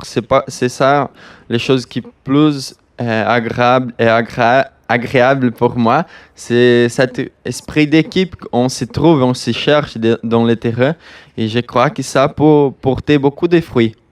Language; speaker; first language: French; non-native, learner; Portuguese